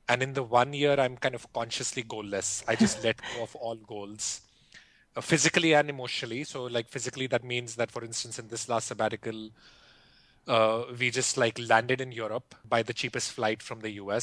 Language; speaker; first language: English; non-native, local second language; Hindi